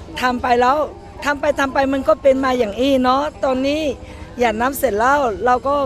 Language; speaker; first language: Thai; non-native, learner; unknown